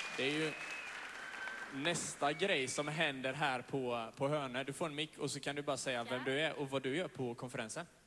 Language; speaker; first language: Swedish; native; Swedish